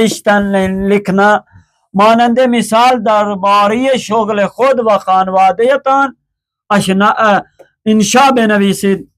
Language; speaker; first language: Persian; non-native, fluent; Urdu